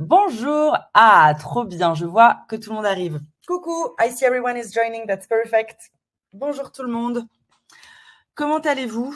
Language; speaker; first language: French; native; French